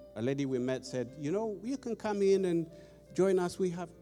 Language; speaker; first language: English; non-native, fluent; Amharic